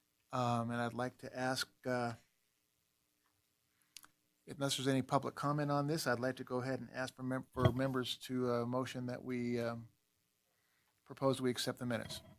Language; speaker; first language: English; native; English